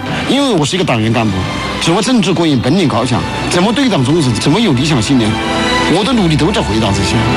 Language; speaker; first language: Chinese; native; Chinese